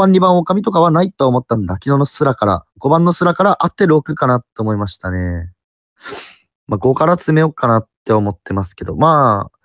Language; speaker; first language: Japanese; native; Japanese